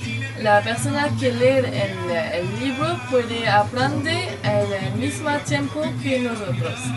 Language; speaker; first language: Spanish; non-native, learner; French